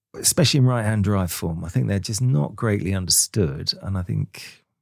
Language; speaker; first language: English; native; English